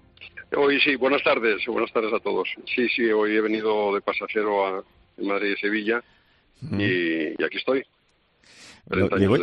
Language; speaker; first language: Spanish; native; Spanish